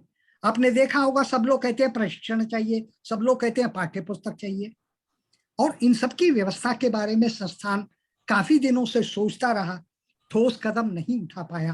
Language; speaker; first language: Hindi; native; Hindi